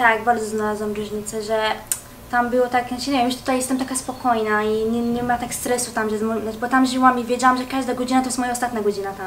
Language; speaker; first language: Polish; early bilingual, heritage; Arabic